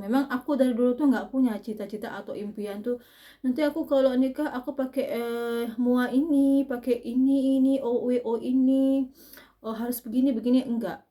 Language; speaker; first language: Indonesian; native; Indonesian